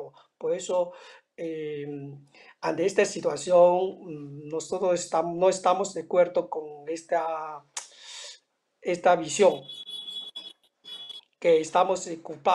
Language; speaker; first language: Spanish; non-native, fluent; Chinese